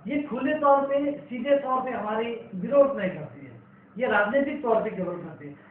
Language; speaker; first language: Hindi; non-native, local second language; Nepali